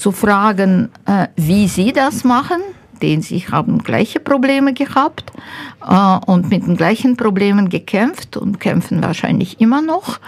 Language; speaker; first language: German; non-native, fluent; Ukrainian